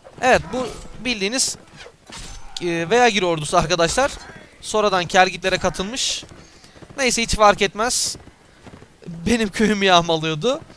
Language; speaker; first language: Turkish; native; Turkish